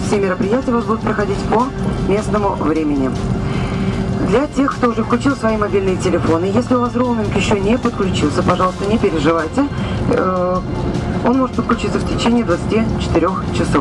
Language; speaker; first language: Russian; native; Russian